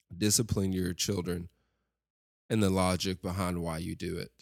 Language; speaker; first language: English; native; English